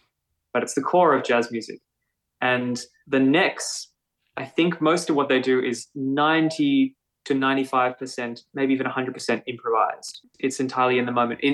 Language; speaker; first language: English; native; English